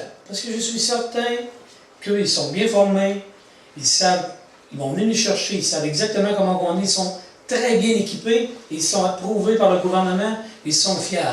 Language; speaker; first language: French; native; French